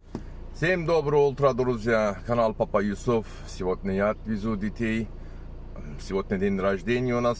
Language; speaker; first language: Russian; non-native, learner; Turkish